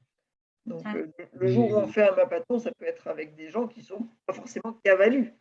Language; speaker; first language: French; native; French